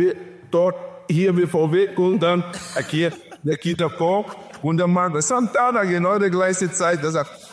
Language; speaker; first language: German; non-native, learner; Portuguese